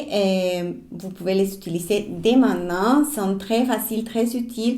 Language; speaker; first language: French; non-native, fluent; Spanish